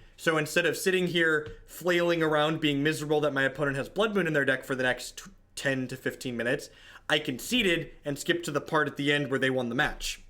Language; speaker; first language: English; native; English